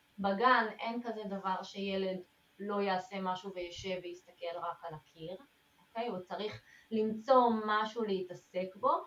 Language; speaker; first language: Hebrew; native; Hebrew